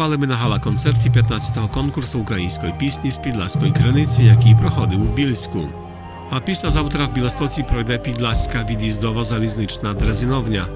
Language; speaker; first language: Ukrainian; native; Ukrainian